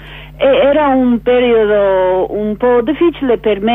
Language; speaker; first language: Italian; non-native, fluent; English